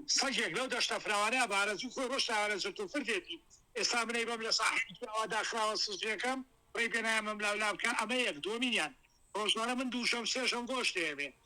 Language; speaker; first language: Central Kurdish; native; Central Kurdish